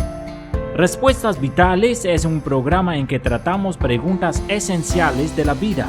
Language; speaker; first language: Spanish; native; Spanish